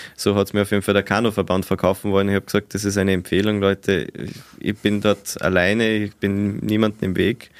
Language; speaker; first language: German; native; German